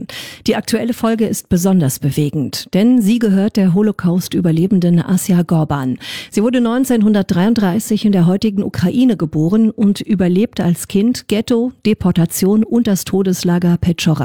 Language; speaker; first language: German; native; German